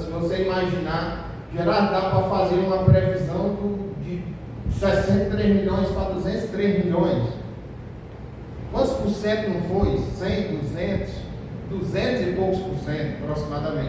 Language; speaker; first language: Portuguese; native; Portuguese